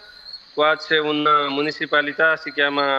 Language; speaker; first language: Italian; non-native, fluent; Nepali